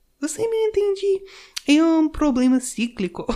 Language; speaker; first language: Portuguese; non-native, learner; English